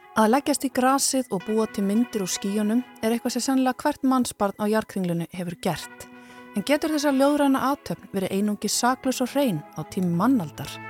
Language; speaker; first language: Icelandic; native; Icelandic